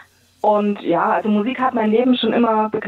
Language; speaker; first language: German; native; German